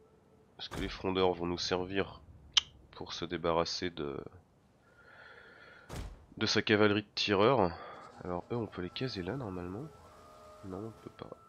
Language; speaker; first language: French; native; French